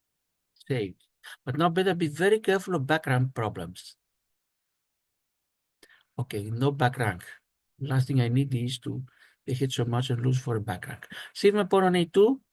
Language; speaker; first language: English; non-native, fluent; Greek